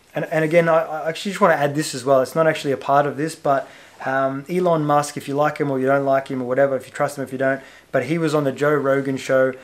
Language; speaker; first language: English; native; English